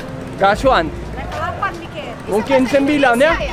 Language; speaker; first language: Indonesian; non-native, fluent; Norwegian